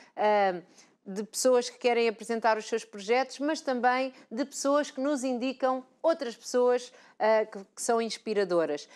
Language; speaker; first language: Portuguese; native; Portuguese